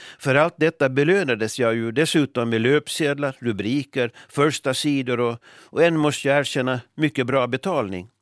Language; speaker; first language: Swedish; native; Swedish